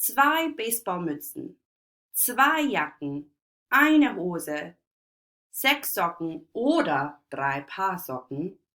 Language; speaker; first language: German; non-native, fluent; English